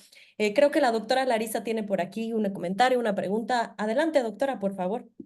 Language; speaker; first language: Spanish; native; Spanish